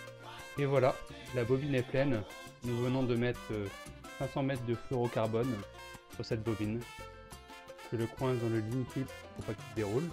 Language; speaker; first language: French; native; French